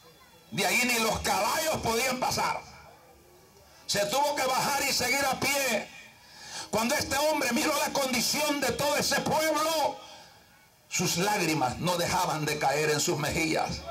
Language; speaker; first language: Spanish; native; Spanish